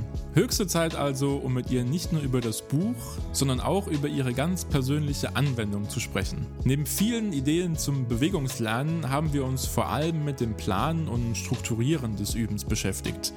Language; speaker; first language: German; native; German